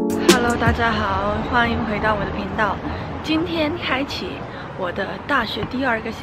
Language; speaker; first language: Chinese; early bilingual, heritage; Chinese